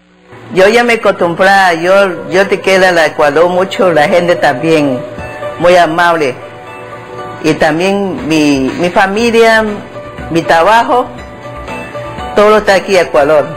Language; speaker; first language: Spanish; non-native, learner; Chinese